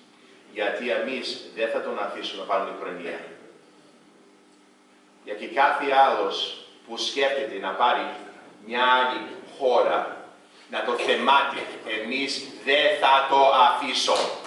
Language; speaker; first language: Greek; early bilingual, heritage; English